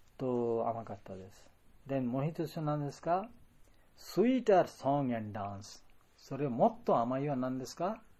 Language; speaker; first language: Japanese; non-native, learner; Bangla